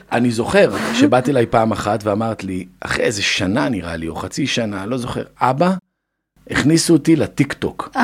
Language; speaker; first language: Hebrew; native; Hebrew